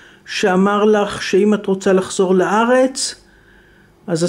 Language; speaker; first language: Hebrew; native; Hebrew